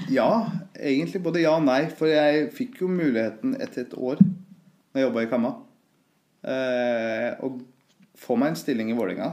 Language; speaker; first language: Norwegian; early bilingual, other home language; Persian